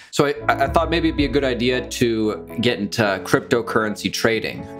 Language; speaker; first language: English; native; English